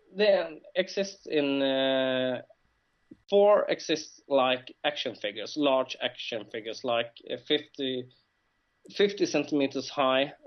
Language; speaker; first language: English; non-native, fluent; Swedish